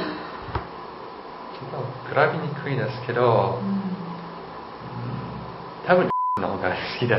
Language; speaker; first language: Japanese; non-native, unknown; English